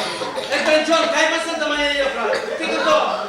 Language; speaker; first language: Dutch; non-native, local second language; Papiamento